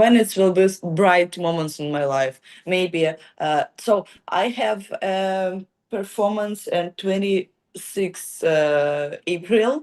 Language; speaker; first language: English; non-native, learner; Ukrainian